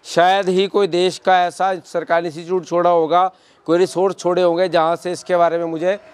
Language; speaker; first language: Hindi; native; Hindi